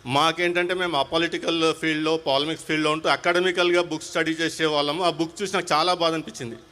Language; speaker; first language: Telugu; non-native, local second language; Hindi